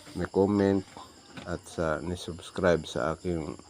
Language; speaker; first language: Filipino; non-native, local second language; Cebuano